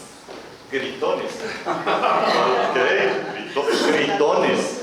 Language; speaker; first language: Spanish; non-native, fluent; Arabic